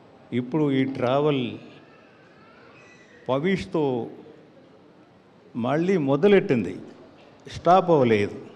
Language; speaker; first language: Telugu; non-native, learner; Tamil